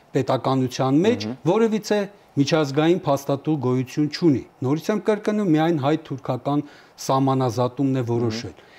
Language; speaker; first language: Armenian; native; Armenian